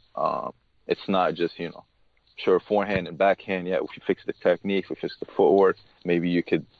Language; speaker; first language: English; early bilingual, other home language; Arabic